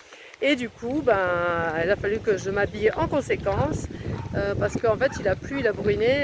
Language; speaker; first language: French; native; French